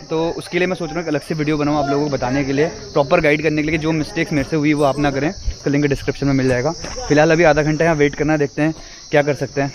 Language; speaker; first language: Hindi; native; Hindi